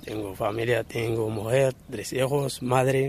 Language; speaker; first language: Spanish; non-native, learner; Arabic